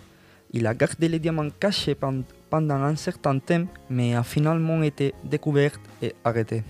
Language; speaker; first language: French; non-native, learner; Spanish